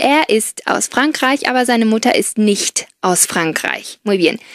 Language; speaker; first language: German; non-native, fluent; Spanish